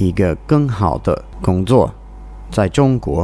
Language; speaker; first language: Chinese; non-native, learner; English